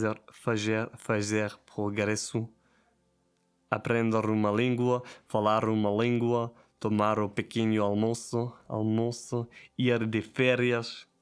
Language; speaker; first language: Portuguese; non-native, learner; German